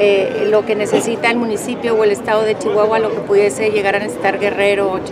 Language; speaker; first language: Spanish; native; Spanish